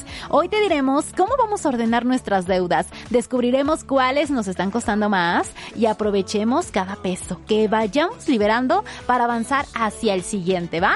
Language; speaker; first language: Spanish; native; Spanish